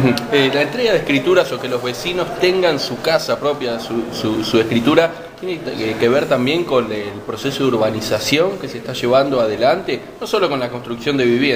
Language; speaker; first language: Spanish; native; Spanish